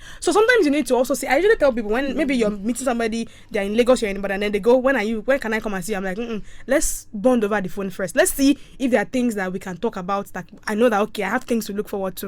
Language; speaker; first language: English; non-native, local second language; Yoruba